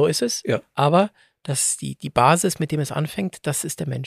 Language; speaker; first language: German; native; German